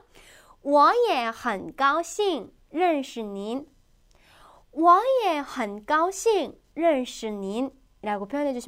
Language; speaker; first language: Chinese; non-native, fluent; Korean